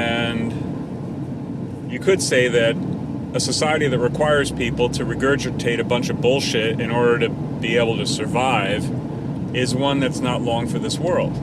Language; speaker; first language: English; native; English